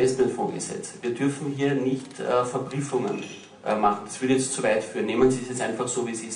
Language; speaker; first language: German; native; German